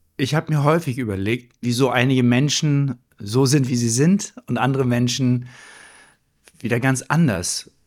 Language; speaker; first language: German; early bilingual, other home language; Turkish